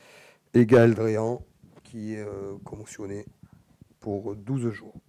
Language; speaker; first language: French; native; French